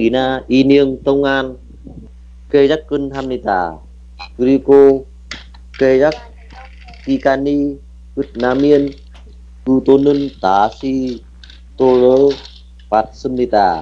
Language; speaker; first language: Korean; non-native, learner; Vietnamese